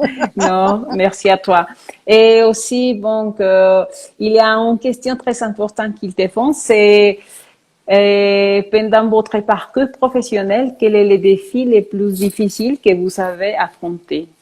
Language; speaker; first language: French; non-native, fluent; Spanish